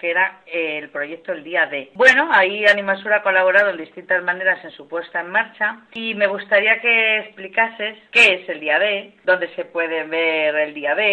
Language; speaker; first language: Spanish; native; Spanish